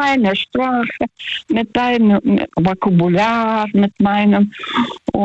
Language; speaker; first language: German; early bilingual, other home language; Russian